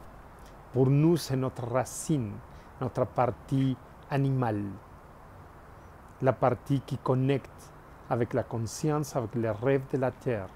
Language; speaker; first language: French; non-native, learner; Spanish